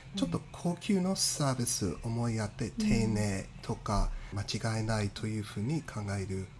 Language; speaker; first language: Japanese; non-native, fluent; English